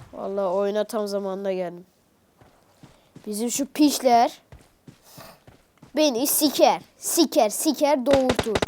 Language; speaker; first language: Turkish; native; Turkish